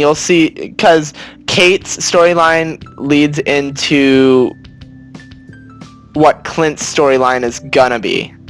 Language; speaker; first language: English; native; English